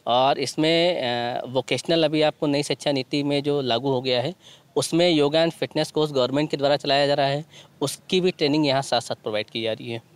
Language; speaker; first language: Hindi; native; Hindi